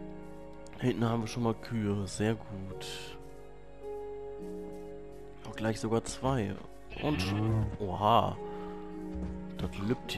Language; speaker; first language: German; native; German